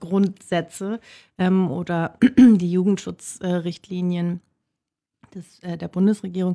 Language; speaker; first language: German; native; German